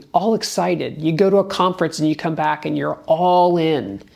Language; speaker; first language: English; native; English